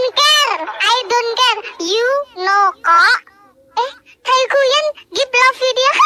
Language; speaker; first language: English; non-native, learner; Vietnamese